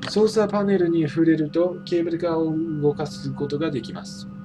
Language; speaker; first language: Japanese; non-native, learner; English